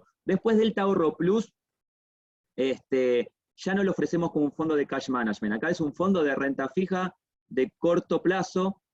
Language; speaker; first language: Spanish; native; Spanish